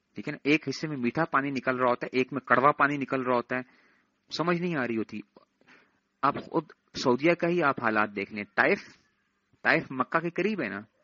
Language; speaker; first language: Urdu; native; Urdu